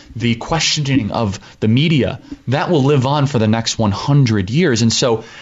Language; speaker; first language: English; native; English